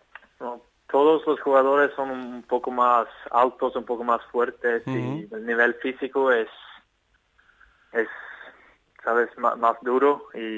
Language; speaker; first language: Spanish; non-native, fluent; Swedish